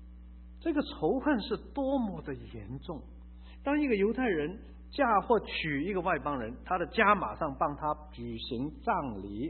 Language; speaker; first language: Chinese; native; Chinese